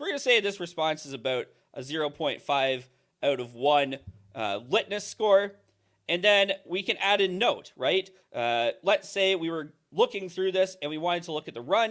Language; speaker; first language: English; native; English